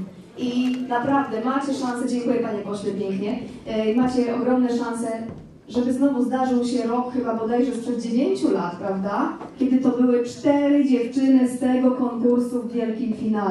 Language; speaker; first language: Polish; native; Polish